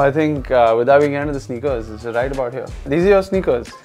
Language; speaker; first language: English; non-native, local second language; Hindi